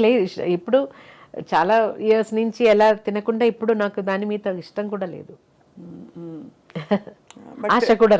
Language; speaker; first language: Telugu; non-native, local second language; Malayalam